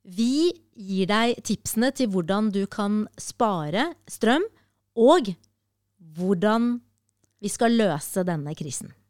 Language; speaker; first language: Norwegian; early bilingual, other home language; Arabic